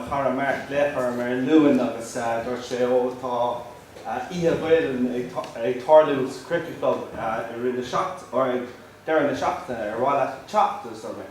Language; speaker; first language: Irish; non-native, local second language; English